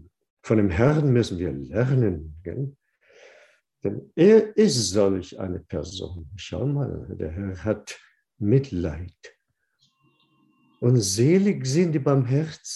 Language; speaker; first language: German; non-native, fluent; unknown